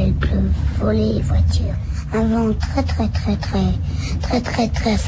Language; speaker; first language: French; early bilingual, other home language; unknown